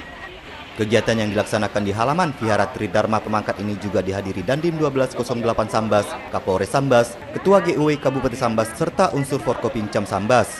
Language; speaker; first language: Indonesian; native; Indonesian